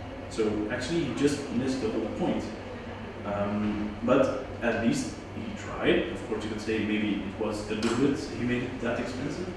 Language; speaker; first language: English; non-native, fluent; Dutch